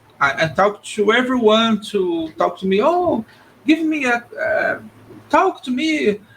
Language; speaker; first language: English; non-native, learner; Portuguese